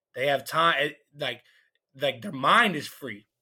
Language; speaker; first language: English; native; English